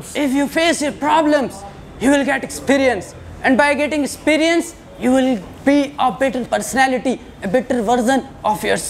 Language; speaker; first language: English; non-native, learner; Hindi